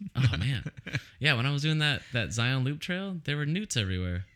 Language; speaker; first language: English; native; English